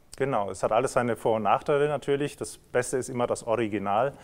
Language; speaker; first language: German; native; German